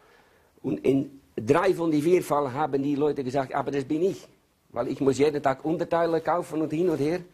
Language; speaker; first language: German; non-native, learner; Dutch